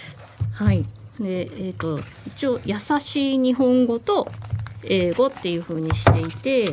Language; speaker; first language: Japanese; native; Japanese